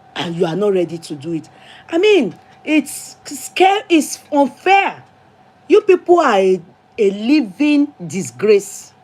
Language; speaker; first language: English; non-native, local second language; Yoruba